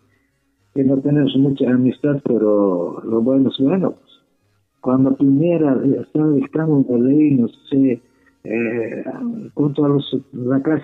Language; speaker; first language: Spanish; non-native, local second language; Quechua